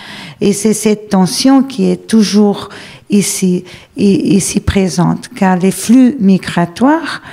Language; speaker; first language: French; non-native, fluent; Portuguese